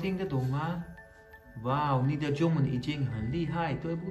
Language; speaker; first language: Chinese; non-native, fluent; Dutch